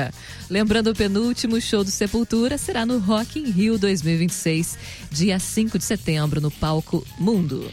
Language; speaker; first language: Portuguese; native; Portuguese